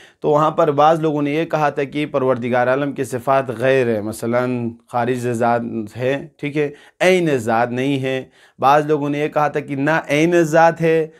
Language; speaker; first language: Urdu; non-native, local second language; Balti